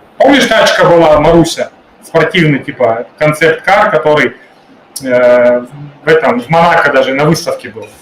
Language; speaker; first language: Russian; native; Russian